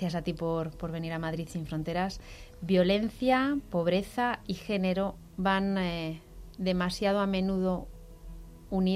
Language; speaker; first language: Spanish; native; Spanish